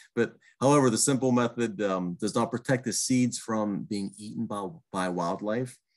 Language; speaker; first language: English; native; English